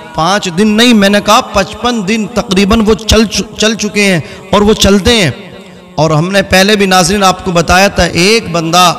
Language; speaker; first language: Hindi; native; Hindi